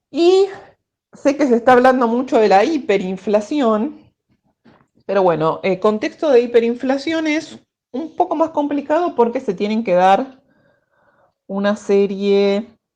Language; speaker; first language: Spanish; native; Spanish